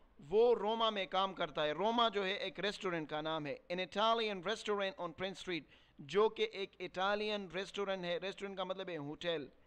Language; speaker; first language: Urdu; non-native, local second language; Pashto